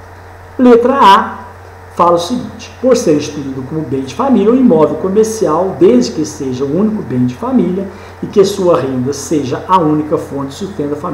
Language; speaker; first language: Portuguese; native; Portuguese